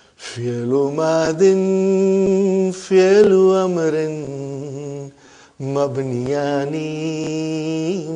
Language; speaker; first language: Arabic; non-native, fluent; Urdu